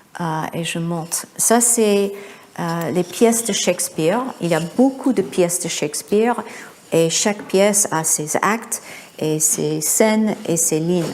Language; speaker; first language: French; non-native, fluent; English